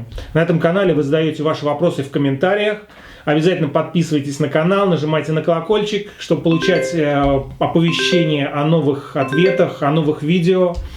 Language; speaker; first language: Russian; native; Russian